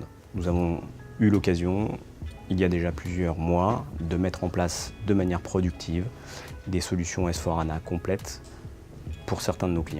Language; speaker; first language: French; native; French